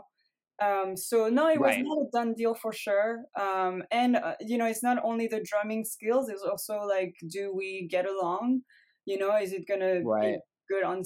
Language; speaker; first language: English; non-native, fluent; French